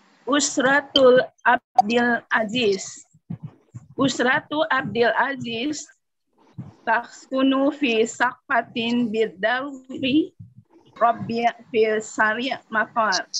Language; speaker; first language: Arabic; non-native, learner; Indonesian